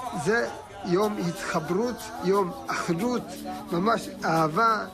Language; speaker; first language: Hebrew; non-native, fluent; Amharic